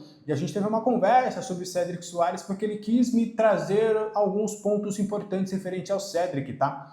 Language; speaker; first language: Portuguese; native; Portuguese